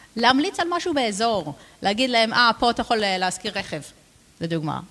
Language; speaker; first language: Hebrew; non-native, fluent; English